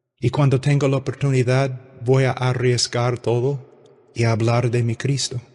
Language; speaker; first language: Spanish; non-native, fluent; English